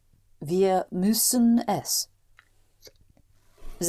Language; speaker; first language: German; non-native, learner; English